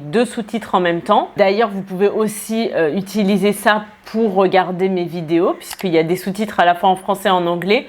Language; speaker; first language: French; native; French